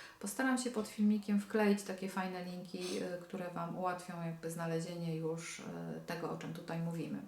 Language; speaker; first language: Polish; native; Polish